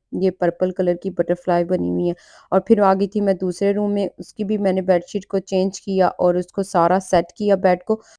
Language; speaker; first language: Urdu; native; Urdu